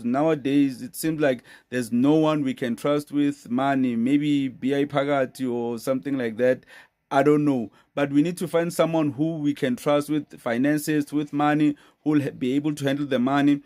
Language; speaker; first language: English; non-native, local second language; Zulu